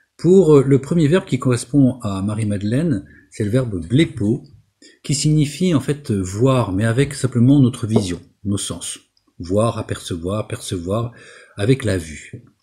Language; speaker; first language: French; native; French